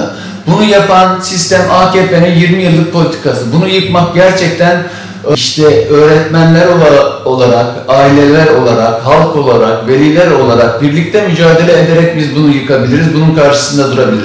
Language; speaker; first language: Turkish; native; Turkish